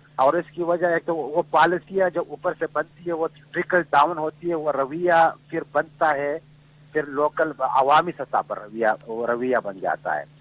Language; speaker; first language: Urdu; non-native, local second language; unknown